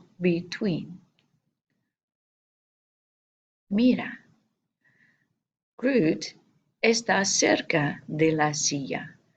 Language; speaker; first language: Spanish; non-native, fluent; English